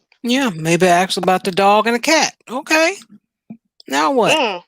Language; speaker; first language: English; native; English